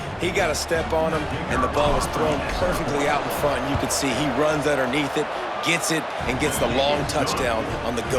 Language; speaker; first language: English; native; English